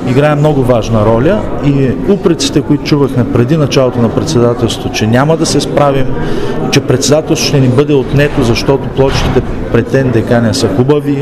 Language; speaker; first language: Bulgarian; native; Bulgarian